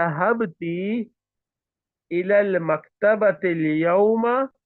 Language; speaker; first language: Arabic; non-native, fluent; Hindi